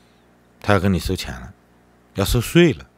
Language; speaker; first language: Chinese; native; Chinese